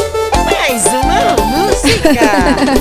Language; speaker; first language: Portuguese; native; Portuguese